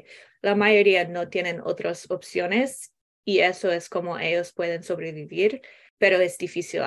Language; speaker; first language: Spanish; non-native, learner; English